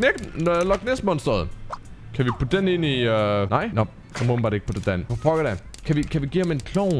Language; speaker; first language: Danish; native; Danish